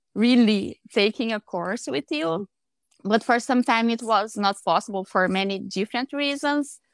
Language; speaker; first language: English; non-native, fluent; Portuguese